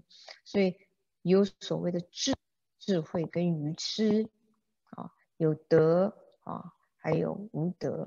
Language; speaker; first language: Chinese; native; Chinese